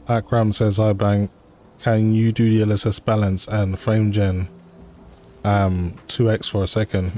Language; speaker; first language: English; native; English